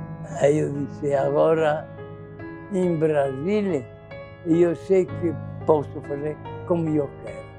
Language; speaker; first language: Portuguese; non-native, fluent; Italian